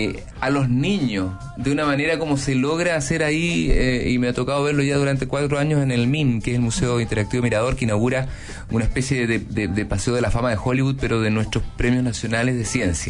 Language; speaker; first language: Spanish; native; Spanish